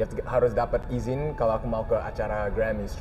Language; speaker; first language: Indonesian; early bilingual, heritage; English